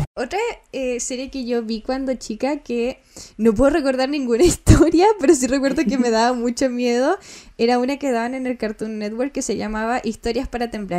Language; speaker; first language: Spanish; native; Spanish